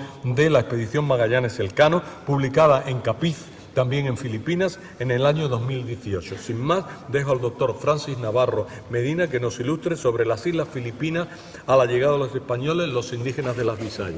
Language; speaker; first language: Spanish; native; Spanish